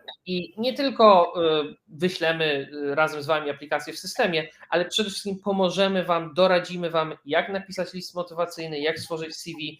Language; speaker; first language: Polish; native; Polish